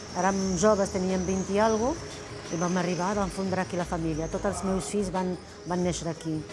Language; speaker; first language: Catalan; non-native, fluent; Arabic